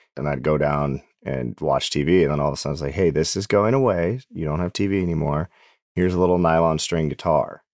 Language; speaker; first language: English; native; English